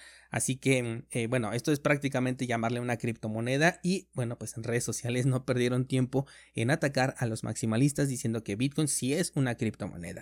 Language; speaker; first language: Spanish; native; Spanish